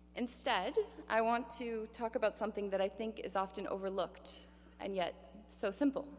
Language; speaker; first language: English; native; English